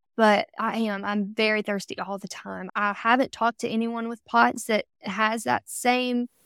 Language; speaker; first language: English; native; English